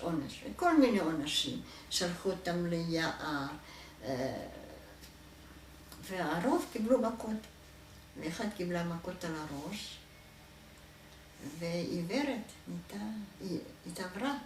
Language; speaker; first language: Hebrew; non-native, fluent; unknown